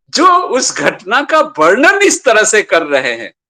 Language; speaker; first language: Hindi; non-native, local second language; Bangla